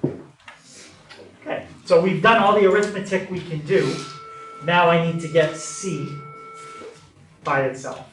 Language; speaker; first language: English; native; English